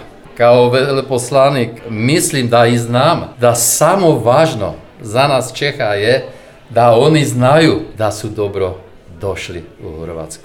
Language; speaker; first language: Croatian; non-native, fluent; Czech